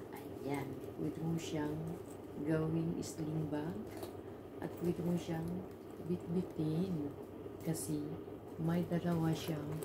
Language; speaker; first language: Filipino; non-native, local second language; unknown